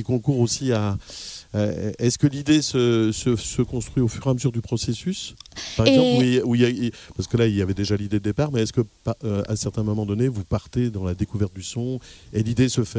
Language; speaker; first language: French; native; French